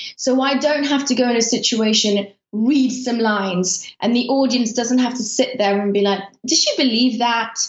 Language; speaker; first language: English; early bilingual, other home language; Persian